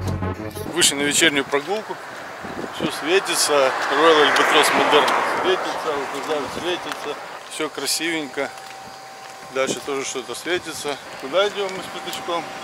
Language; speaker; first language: Russian; native; Russian